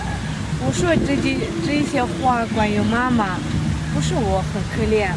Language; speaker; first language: Chinese; non-native, fluent; Kyrgyz